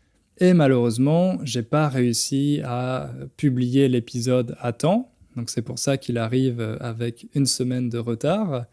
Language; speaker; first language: French; native; French